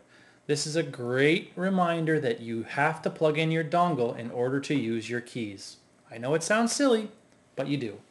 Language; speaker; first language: English; native; English